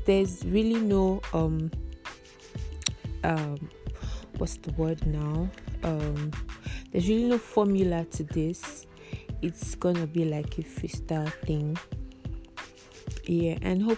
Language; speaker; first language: English; non-native, local second language; Igbo